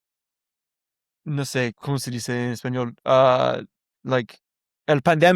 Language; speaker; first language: Spanish; non-native, learner; English